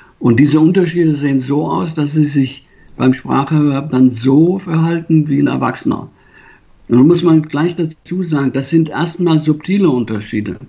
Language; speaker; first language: German; native; German